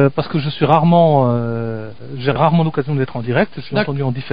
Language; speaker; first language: French; native; French